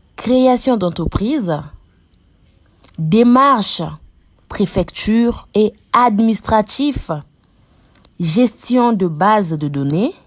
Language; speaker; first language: French; non-native, local second language; Lingala